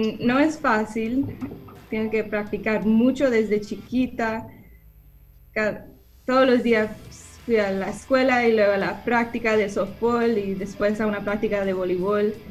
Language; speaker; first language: Spanish; early bilingual, heritage; English